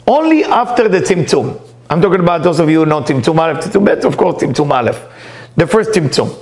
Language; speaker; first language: English; non-native, fluent; Hebrew